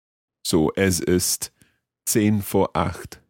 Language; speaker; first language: German; non-native, learner; English